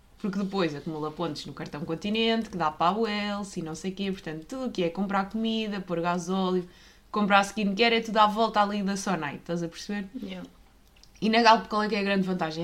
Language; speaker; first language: Portuguese; native; Portuguese